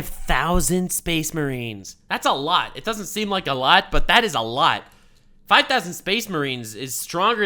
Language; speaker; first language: English; native; English